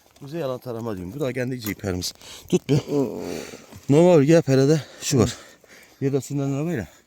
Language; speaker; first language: Turkish; native; Turkish